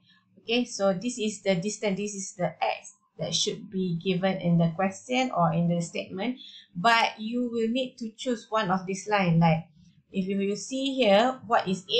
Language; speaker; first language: English; non-native, local second language; Malay